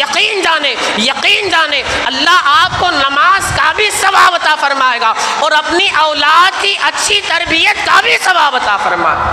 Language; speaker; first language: Urdu; native; Urdu